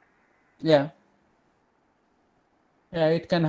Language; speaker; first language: English; non-native, local second language; Bangla